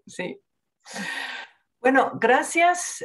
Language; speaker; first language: Spanish; non-native, fluent; Dutch